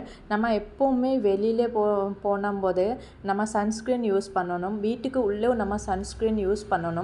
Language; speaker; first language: Tamil; non-native, fluent; Assamese